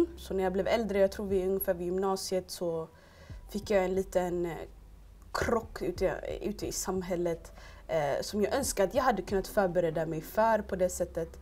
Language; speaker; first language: Swedish; early bilingual, other home language; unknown